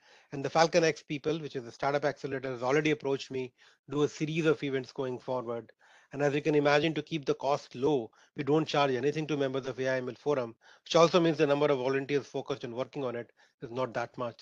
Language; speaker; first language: English; non-native, local second language; Hindi